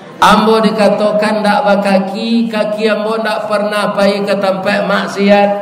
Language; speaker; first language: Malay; non-native, local second language; Minangkabau